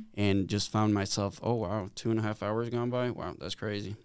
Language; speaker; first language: English; non-native, fluent; Swedish